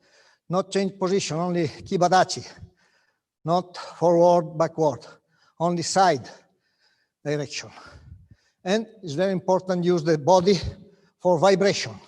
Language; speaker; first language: English; non-native, learner; Italian